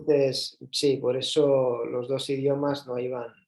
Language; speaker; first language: Spanish; early bilingual, heritage; Spanish